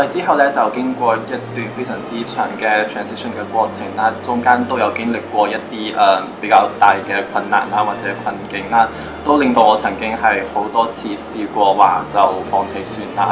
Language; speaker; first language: Cantonese; native; Cantonese